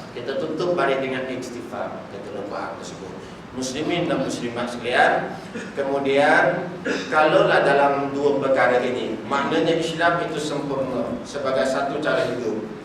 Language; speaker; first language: Malay; non-native, local second language; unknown